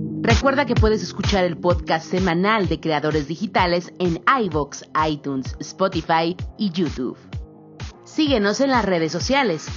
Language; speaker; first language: Spanish; native; Spanish